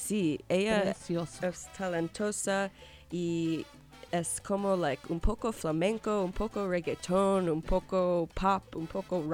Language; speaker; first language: Spanish; non-native, learner; English